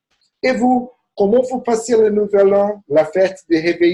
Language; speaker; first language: French; non-native, fluent; Portuguese